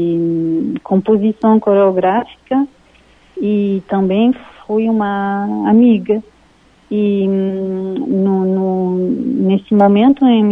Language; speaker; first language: Portuguese; non-native, fluent; French